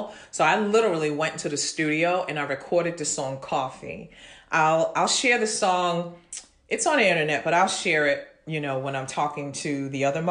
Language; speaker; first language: English; native; English